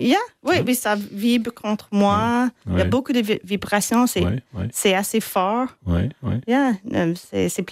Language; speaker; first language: French; non-native, fluent; English